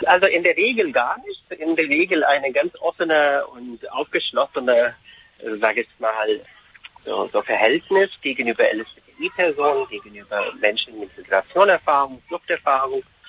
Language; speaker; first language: German; non-native, fluent; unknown